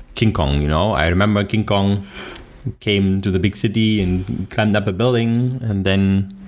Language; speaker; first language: English; non-native, fluent; German